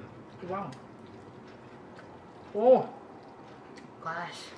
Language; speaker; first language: English; non-native, learner; Indonesian